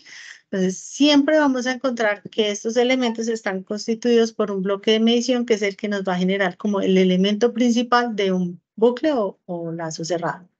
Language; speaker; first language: Spanish; native; Spanish